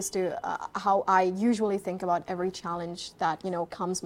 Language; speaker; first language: English; non-native, local second language; Haryanvi